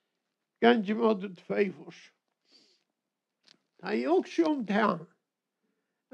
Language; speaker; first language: Swedish; non-native, learner; Faroese